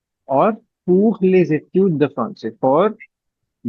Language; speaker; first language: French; non-native, fluent; Hindi